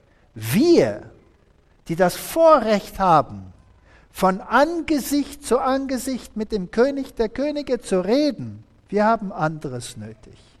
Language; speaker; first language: German; early bilingual, heritage; German